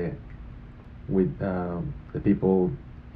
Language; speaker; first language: English; non-native, fluent; Spanish